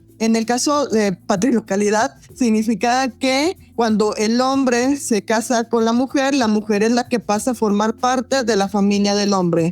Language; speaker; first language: Spanish; native; Spanish